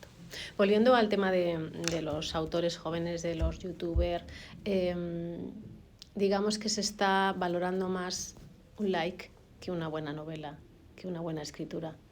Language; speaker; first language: Spanish; native; Spanish